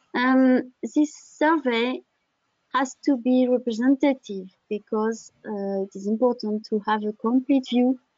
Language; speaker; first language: English; non-native, fluent; French